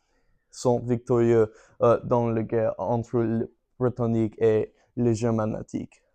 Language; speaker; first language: French; non-native, learner; English